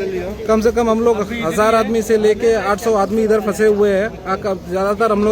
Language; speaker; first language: Hindi; native; Hindi